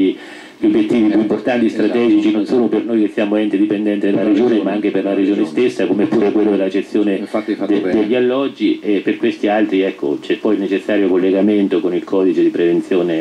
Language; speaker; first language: Italian; native; Italian